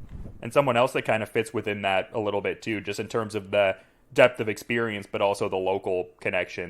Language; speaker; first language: English; native; English